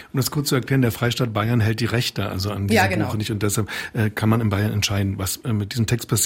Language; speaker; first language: German; native; German